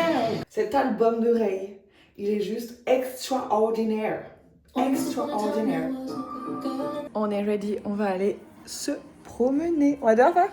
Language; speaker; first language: French; native; French